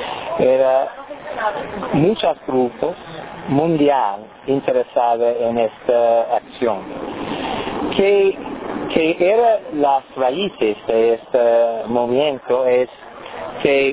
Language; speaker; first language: Spanish; non-native, learner; English